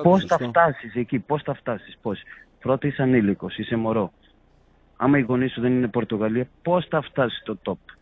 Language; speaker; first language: Greek; non-native, fluent; Portuguese